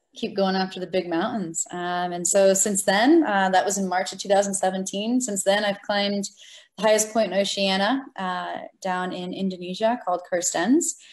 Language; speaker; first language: English; native; English